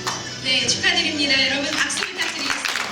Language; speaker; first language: Korean; native; Korean